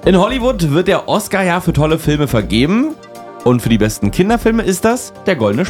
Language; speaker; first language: German; native; German